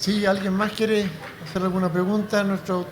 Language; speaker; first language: Spanish; native; Spanish